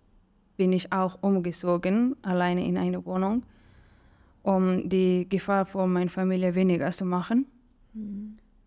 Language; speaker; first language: German; non-native, learner; Persian